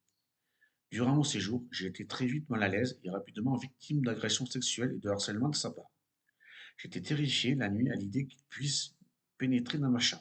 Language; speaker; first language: French; native; French